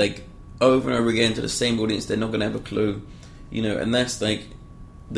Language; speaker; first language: English; native; English